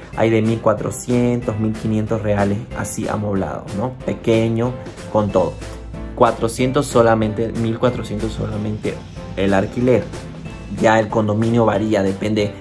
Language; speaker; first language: Spanish; native; Spanish